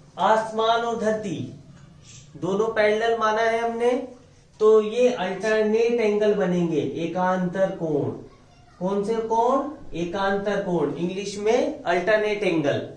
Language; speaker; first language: Hindi; native; Hindi